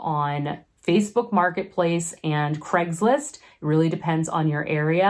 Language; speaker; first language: English; native; English